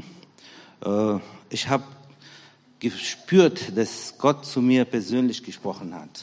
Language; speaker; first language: German; non-native, fluent; Arabic